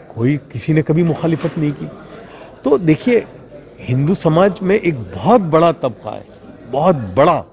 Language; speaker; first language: Hindi; non-native, local second language; Gujarati